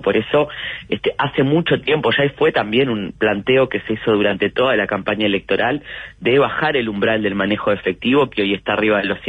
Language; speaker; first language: Spanish; native; Spanish